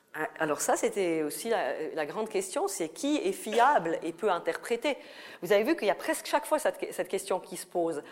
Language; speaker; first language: French; native; French